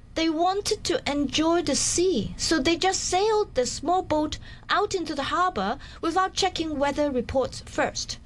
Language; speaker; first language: English; non-native, local second language; Cantonese